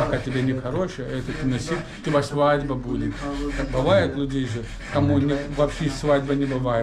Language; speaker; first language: Russian; non-native, learner; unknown